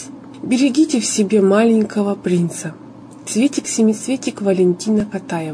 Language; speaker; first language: Russian; native; Russian